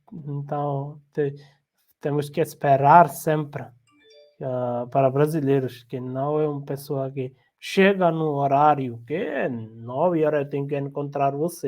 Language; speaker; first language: Portuguese; non-native, learner; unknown